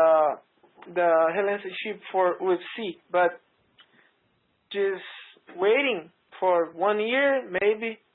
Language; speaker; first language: English; non-native, learner; Portuguese